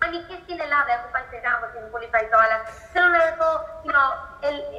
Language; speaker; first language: Greek; early bilingual, heritage; Greek